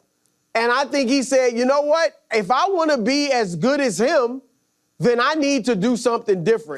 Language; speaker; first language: English; native; English